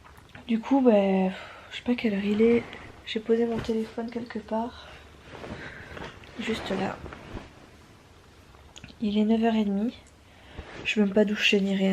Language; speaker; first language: French; native; French